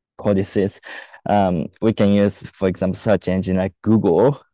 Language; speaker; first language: English; non-native, fluent; Japanese